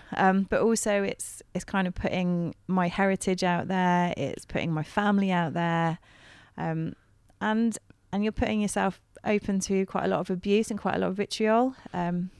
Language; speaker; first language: English; native; English